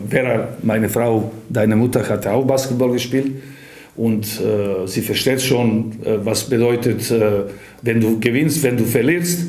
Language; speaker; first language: German; non-native, fluent; Serbian